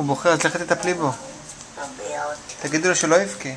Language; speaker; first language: Hebrew; native; Hebrew